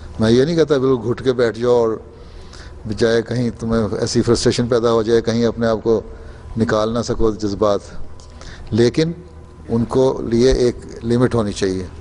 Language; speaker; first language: Urdu; native; Urdu